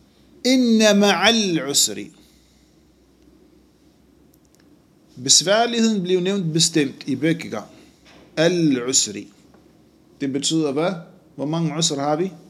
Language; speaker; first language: Danish; non-native, fluent; Arabic